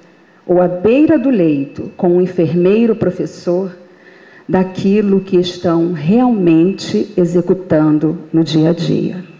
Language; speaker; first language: Portuguese; native; Portuguese